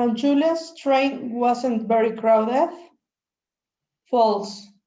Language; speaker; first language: English; non-native, learner; Spanish